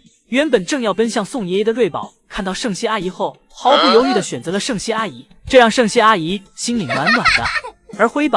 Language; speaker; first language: Chinese; native; Chinese